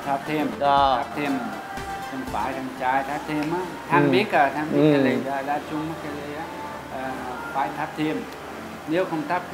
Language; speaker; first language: Vietnamese; non-native, learner; Portuguese